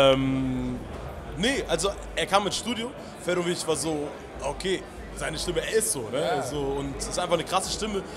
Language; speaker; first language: German; early bilingual, other home language; Portuguese